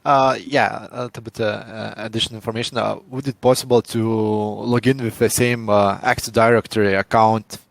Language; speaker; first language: English; non-native, fluent; Lithuanian